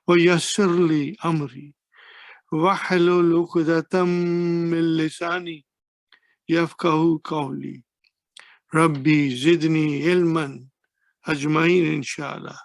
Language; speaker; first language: Arabic; non-native, fluent; Urdu